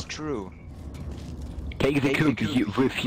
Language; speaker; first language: English; non-native, learner; German